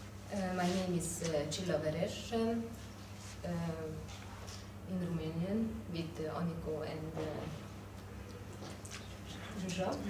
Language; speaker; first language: English; non-native, learner; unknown